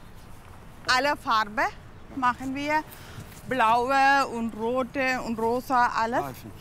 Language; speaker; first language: German; non-native, learner; Tamil